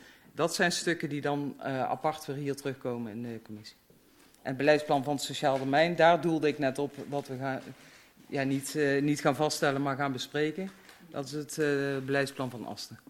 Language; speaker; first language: Dutch; native; Dutch